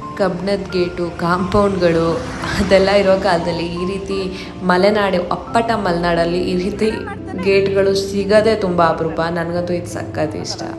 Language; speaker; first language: Kannada; native; Kannada